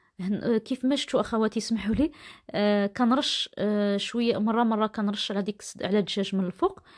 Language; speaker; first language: Arabic; native; Arabic